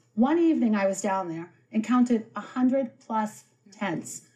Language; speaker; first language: English; native; English